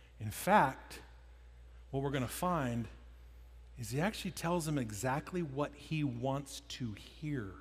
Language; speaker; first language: English; native; English